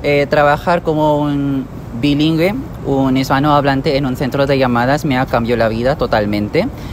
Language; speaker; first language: Spanish; non-native, fluent; Filipino